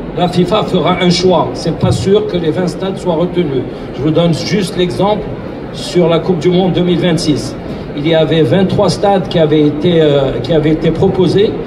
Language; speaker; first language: French; non-native, local second language; Arabic